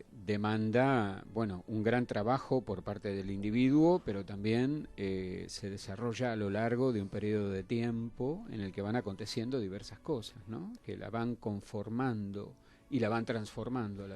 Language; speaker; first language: Spanish; native; Spanish